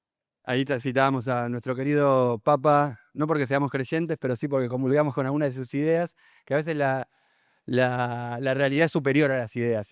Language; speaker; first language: Spanish; native; Spanish